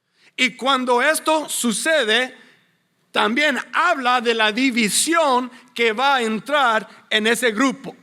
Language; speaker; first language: Spanish; non-native, fluent; English